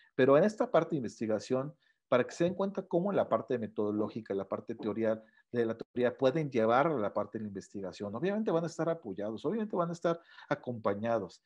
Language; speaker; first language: Spanish; native; Spanish